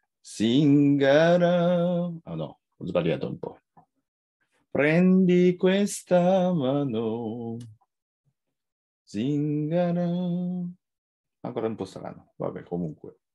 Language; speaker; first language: Italian; non-native, fluent; Japanese